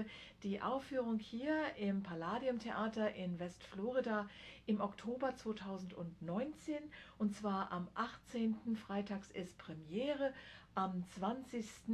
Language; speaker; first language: German; native; German